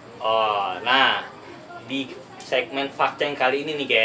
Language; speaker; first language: Indonesian; native; Indonesian